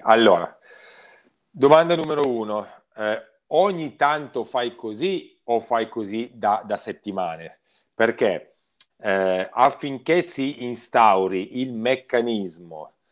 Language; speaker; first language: Italian; native; Italian